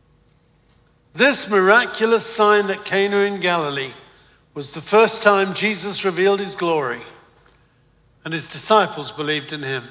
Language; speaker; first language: English; native; English